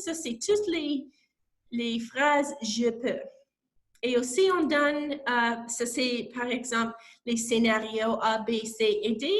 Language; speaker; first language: French; non-native, local second language; English